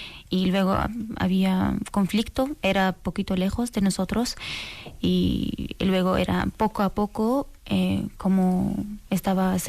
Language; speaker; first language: Spanish; non-native, learner; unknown